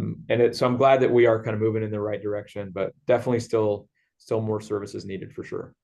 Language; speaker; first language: English; native; English